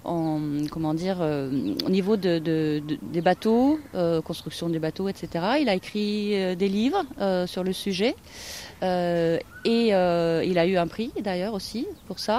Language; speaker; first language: French; non-native, fluent; Norwegian